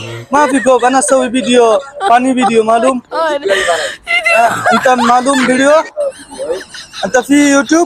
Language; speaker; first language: Arabic; non-native, learner; Bangla